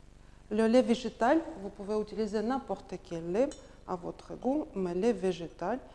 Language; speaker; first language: French; non-native, learner; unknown